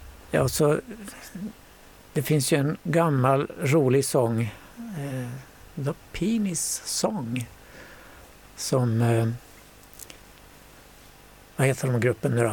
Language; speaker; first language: Swedish; native; Swedish